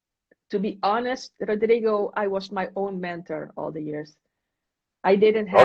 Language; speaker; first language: English; non-native, fluent; Dutch